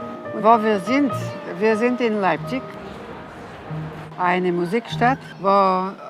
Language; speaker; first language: German; non-native, fluent; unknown